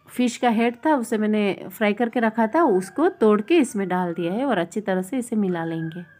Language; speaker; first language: Hindi; non-native, local second language; Bangla